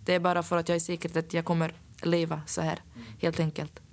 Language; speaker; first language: Swedish; non-native, fluent; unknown